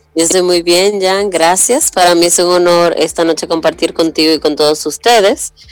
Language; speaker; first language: Spanish; native; Spanish